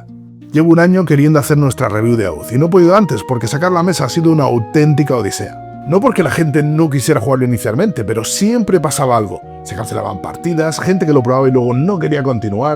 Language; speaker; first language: Spanish; native; Spanish